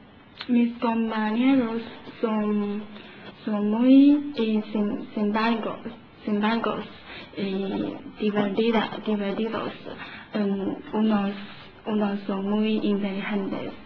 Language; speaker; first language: Spanish; non-native, learner; Chinese